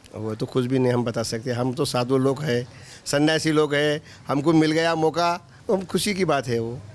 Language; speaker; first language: Hindi; non-native, local second language; Lambadi